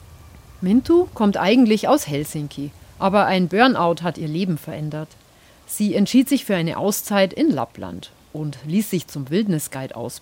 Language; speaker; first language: German; native; German